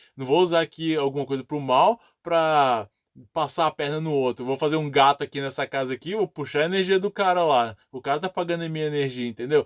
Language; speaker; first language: Portuguese; native; Portuguese